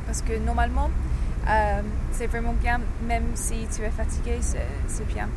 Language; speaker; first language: French; non-native, learner; English